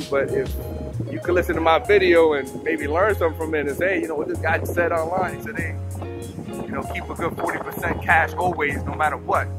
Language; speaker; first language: English; native; English